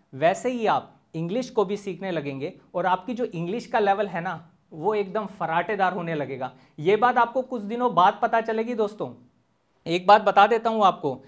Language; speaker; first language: Hindi; native; Hindi